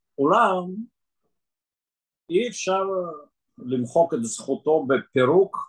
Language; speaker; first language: Hebrew; non-native, fluent; Russian